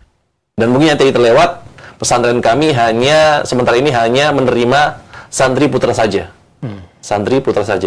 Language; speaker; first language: Indonesian; native; Indonesian